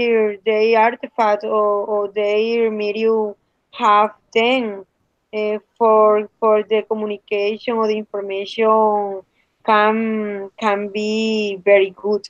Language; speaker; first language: English; non-native, learner; Spanish